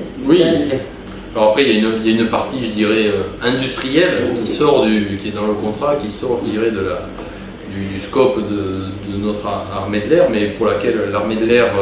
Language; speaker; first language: French; native; French